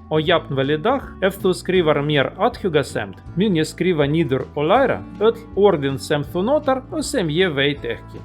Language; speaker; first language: Icelandic; non-native, learner; Russian